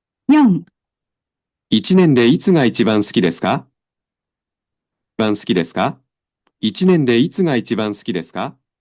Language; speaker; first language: Japanese; non-native, learner; Indonesian